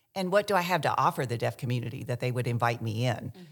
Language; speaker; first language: English; early bilingual, other home language; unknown